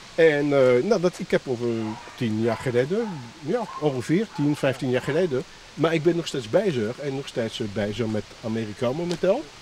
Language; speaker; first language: Dutch; non-native, fluent; French